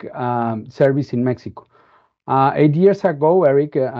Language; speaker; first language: English; non-native, fluent; Spanish